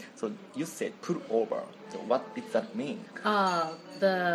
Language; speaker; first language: English; non-native, learner; Japanese